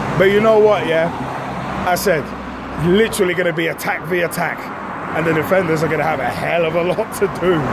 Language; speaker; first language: English; native; English